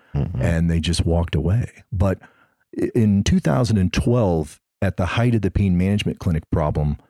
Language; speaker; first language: English; native; English